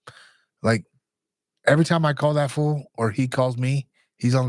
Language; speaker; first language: English; native; English